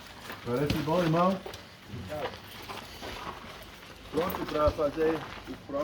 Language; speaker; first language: Portuguese; non-native, learner; English